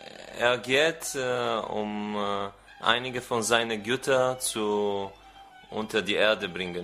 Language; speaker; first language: German; non-native, learner; Bulgarian